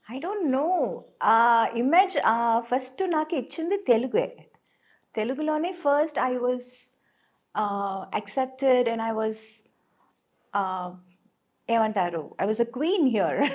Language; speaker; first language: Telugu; non-native, local second language; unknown